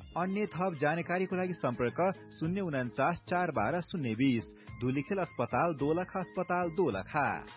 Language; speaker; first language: Nepali; native; Nepali